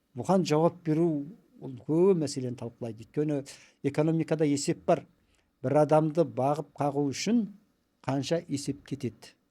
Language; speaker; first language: Kazakh; early bilingual, heritage; Kazakh